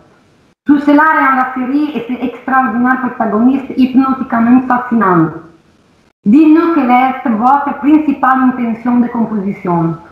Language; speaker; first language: French; non-native, learner; Italian